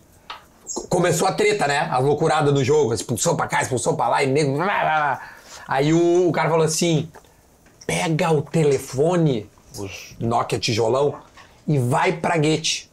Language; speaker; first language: Portuguese; native; Portuguese